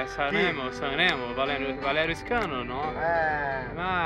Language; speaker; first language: Italian; non-native, learner; Portuguese